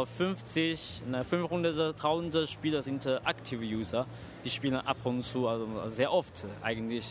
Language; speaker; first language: German; non-native, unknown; Chinese